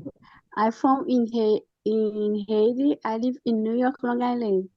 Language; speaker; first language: English; non-native, learner; Haitian Creole